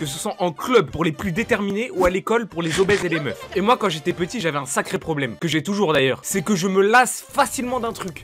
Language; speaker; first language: French; native; French